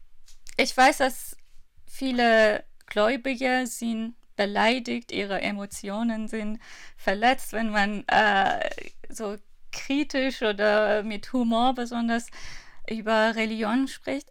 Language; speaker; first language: German; non-native, fluent; Persian